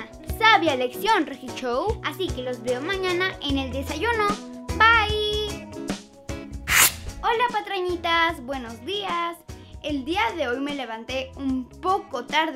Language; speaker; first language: Spanish; native; Spanish